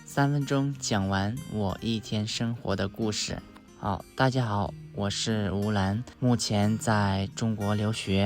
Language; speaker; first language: Chinese; non-native, fluent; Lao